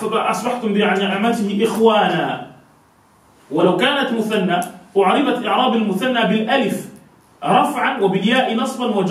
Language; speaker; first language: Arabic; non-native, local second language; Comorian